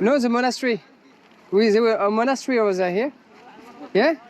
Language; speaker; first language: English; non-native, learner; French